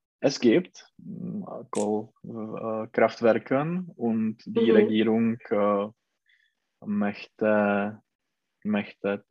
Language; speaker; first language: German; non-native, learner; Czech